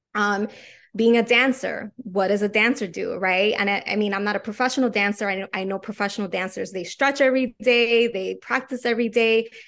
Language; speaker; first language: English; native; English